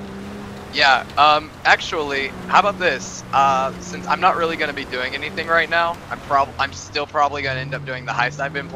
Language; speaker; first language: English; native; English